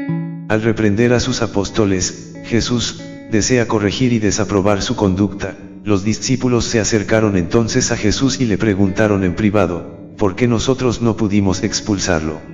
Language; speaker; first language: Spanish; native; Spanish